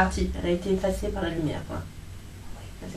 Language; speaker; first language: French; native; French